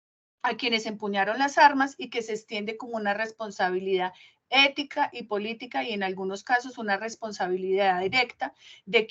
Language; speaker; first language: Spanish; native; Spanish